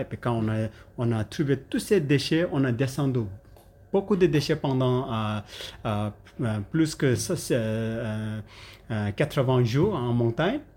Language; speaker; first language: French; non-native, learner; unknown